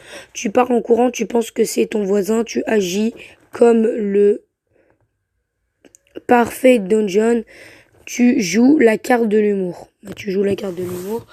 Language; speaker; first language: French; native; French